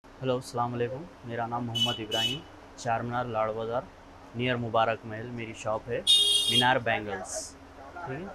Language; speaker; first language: Hindi; non-native, local second language; Urdu